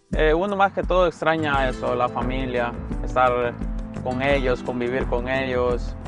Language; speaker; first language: Spanish; native; Spanish